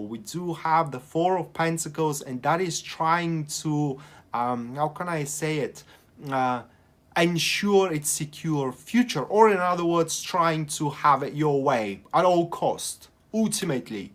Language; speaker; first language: English; non-native, fluent; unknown